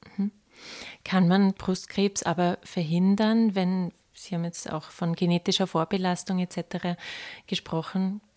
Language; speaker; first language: German; native; German